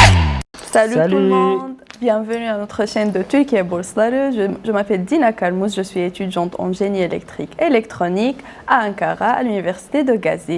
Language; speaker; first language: French; non-native, local second language; Arabic